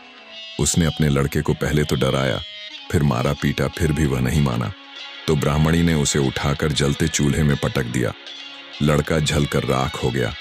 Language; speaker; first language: Hindi; native; Hindi